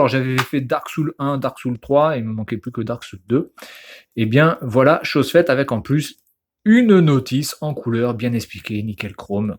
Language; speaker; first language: French; native; French